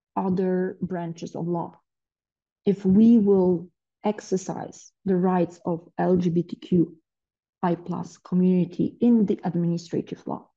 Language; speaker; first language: English; non-native, fluent; Polish